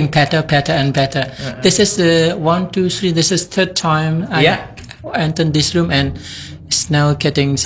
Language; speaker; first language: English; non-native, fluent; Indonesian